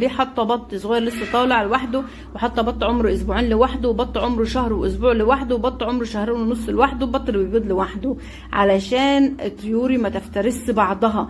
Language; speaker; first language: Arabic; native; Arabic